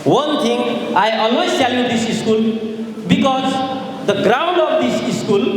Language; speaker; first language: English; non-native, local second language; Nepali